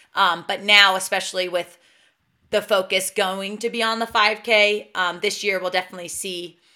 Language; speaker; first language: English; native; English